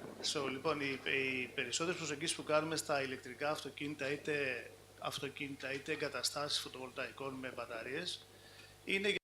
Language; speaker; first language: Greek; native; Greek